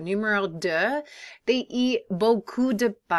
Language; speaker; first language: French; non-native, fluent; English